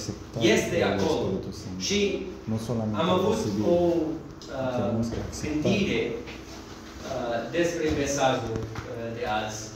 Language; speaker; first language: Romanian; non-native, learner; English